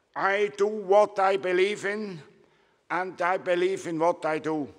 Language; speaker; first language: English; non-native, fluent; German